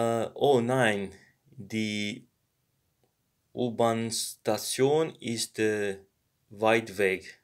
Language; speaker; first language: German; non-native, learner; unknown